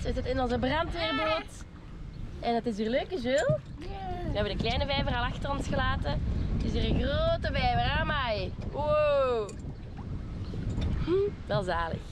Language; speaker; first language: Dutch; native; Dutch